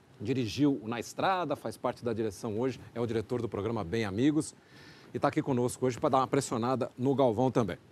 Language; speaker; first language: Portuguese; native; Portuguese